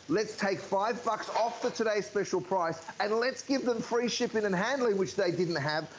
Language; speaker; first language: English; native; English